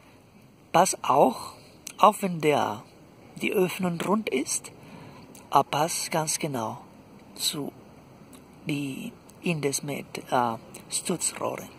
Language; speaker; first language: German; non-native, fluent; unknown